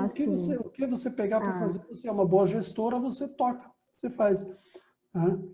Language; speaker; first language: Portuguese; native; Portuguese